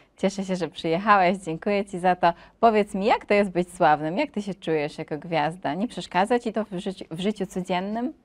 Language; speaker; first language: Polish; native; Polish